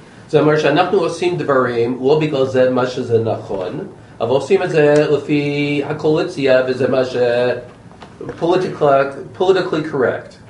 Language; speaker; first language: Hebrew; non-native, learner; English